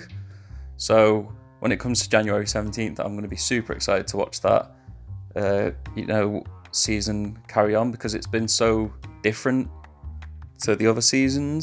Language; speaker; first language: English; native; English